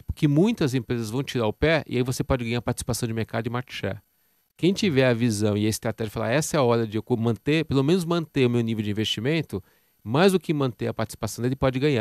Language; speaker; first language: Portuguese; native; Portuguese